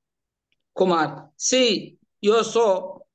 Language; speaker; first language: Italian; non-native, learner; Bangla